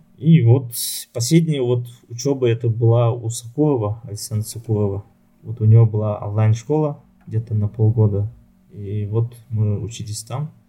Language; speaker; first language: Russian; non-native, local second language; Yakut